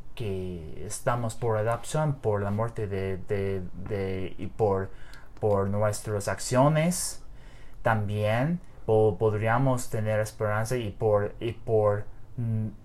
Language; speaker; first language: Spanish; non-native, learner; English